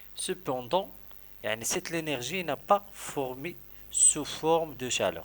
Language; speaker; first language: French; non-native, local second language; Arabic